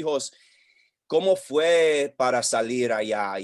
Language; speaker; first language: Spanish; non-native, learner; English